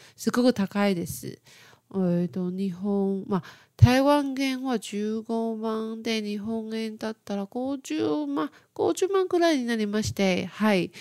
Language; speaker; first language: Japanese; non-native, fluent; Chinese